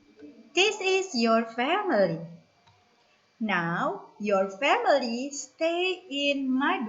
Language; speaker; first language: English; non-native, learner; Indonesian